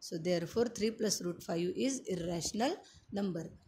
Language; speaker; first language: Hindi; non-native, local second language; Marathi